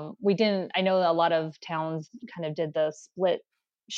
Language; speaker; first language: English; native; English